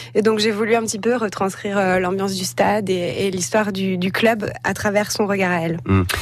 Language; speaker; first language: French; native; French